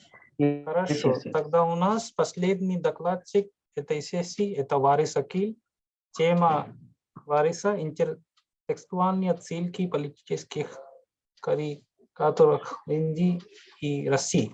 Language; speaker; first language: Russian; non-native, fluent; Hindi